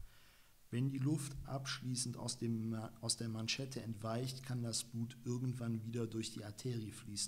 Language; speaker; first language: German; native; German